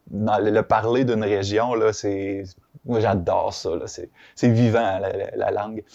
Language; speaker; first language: French; native; French